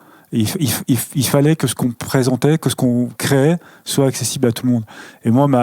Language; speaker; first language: French; native; French